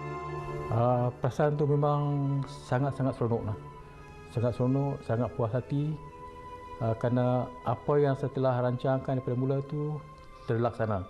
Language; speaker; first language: Malay; native; Malay